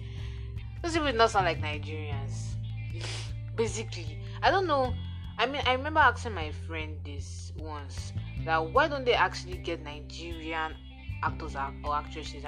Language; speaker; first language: English; non-native, local second language; Yoruba